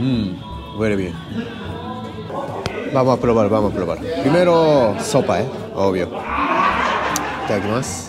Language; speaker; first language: Spanish; non-native, learner; Japanese